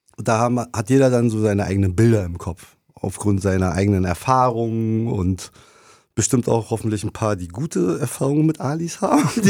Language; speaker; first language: German; early bilingual, other home language; Turkish